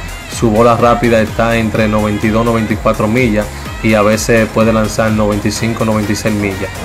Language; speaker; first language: Spanish; native; Spanish